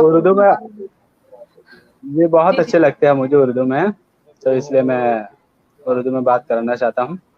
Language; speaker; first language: Hindi; non-native, learner; Rohingya